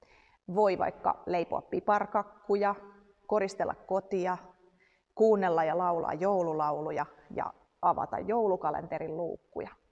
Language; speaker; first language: Finnish; native; Finnish